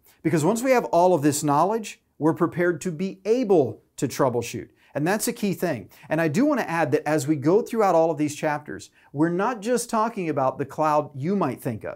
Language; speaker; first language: English; native; English